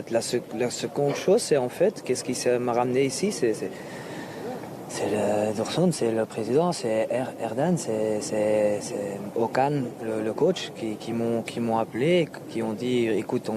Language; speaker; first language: French; non-native, local second language; Dutch